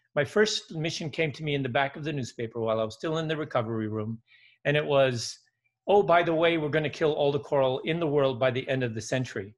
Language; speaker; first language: English; early bilingual, other home language; Dutch